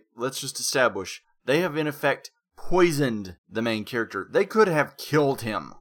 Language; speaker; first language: English; native; English